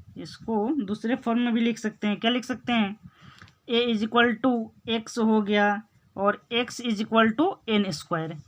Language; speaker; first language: Hindi; native; Hindi